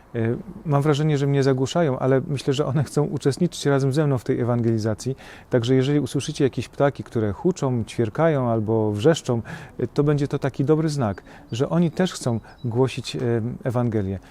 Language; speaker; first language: Polish; native; Polish